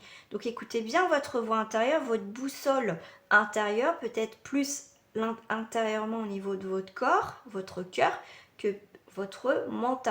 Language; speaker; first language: French; native; French